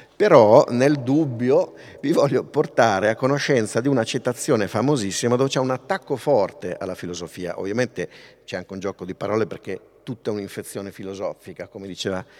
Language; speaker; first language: Italian; native; Italian